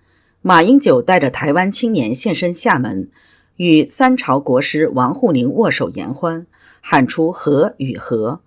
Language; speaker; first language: Chinese; native; Chinese